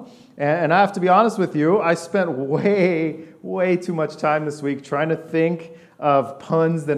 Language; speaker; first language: English; native; English